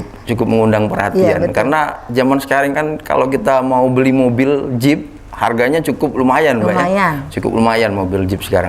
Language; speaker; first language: Indonesian; native; Indonesian